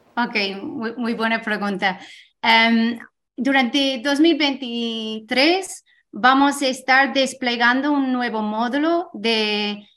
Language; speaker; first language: Spanish; non-native, fluent; English